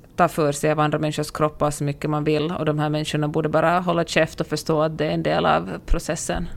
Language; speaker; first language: Swedish; native; Swedish